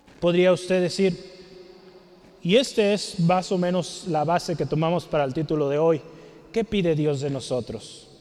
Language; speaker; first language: Spanish; native; Spanish